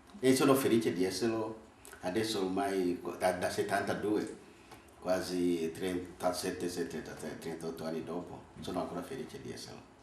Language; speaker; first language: Italian; non-native, fluent; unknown